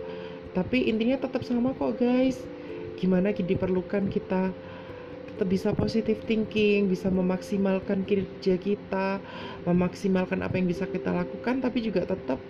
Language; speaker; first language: Indonesian; native; Indonesian